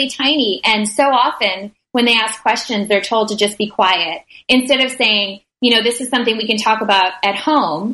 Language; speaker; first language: English; native; English